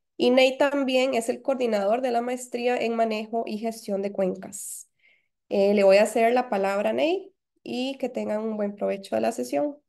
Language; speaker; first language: Spanish; native; Spanish